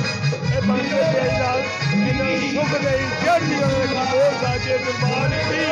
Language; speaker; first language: Hindi; non-native, local second language; Punjabi